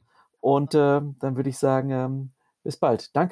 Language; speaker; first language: German; native; German